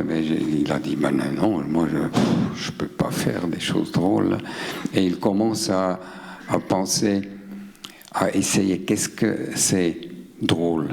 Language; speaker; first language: French; non-native, local second language; German